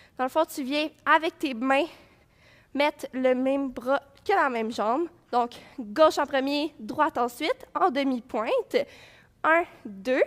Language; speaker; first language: French; native; French